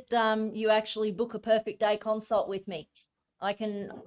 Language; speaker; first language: English; native; English